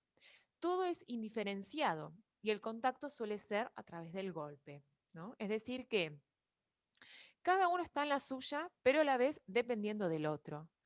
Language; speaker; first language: Spanish; native; Spanish